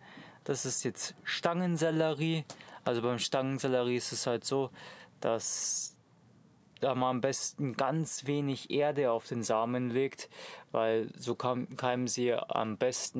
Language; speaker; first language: German; native; German